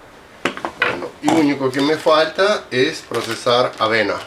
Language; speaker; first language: Spanish; non-native, fluent; Russian